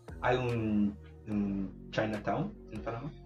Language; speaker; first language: Spanish; non-native, learner; English